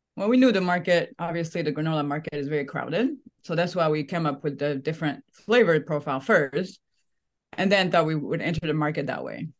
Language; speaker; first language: English; non-native, fluent; French